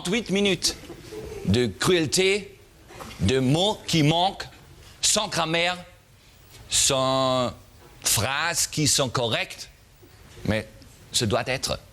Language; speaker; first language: French; non-native, learner; German